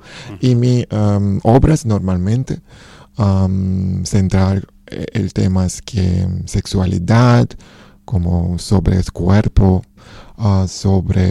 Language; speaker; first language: Spanish; non-native, learner; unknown